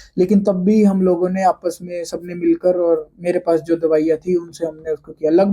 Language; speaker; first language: Hindi; native; Hindi